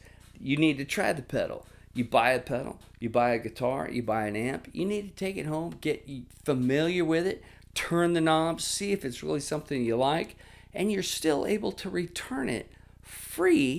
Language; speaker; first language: English; native; English